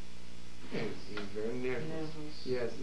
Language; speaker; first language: English; non-native, learner; Portuguese